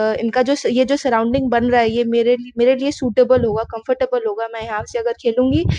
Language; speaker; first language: Hindi; non-native, local second language; Bangla